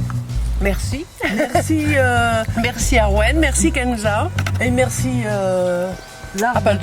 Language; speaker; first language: French; non-native, learner; Dutch